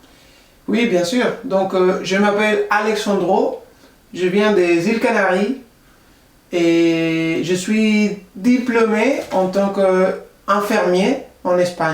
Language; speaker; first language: French; non-native, fluent; Spanish